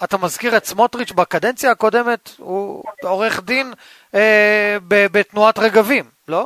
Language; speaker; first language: Hebrew; native; Hebrew